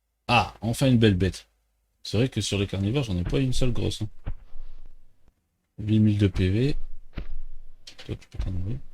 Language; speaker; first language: French; native; French